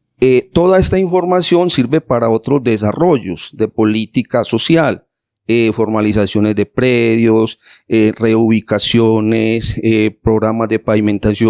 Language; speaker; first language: Spanish; native; Spanish